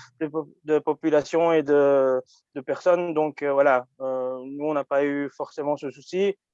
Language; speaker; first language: French; early bilingual, other home language; Japanese